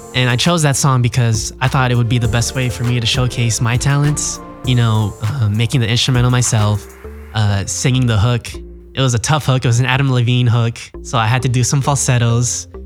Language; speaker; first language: English; native; English